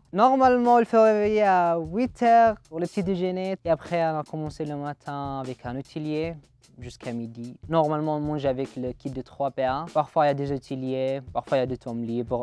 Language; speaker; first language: French; non-native, learner; Arabic